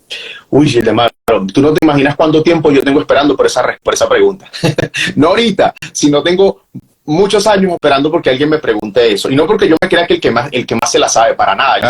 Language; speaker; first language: Spanish; native; Spanish